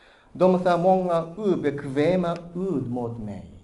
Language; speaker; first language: Swedish; non-native, fluent; Japanese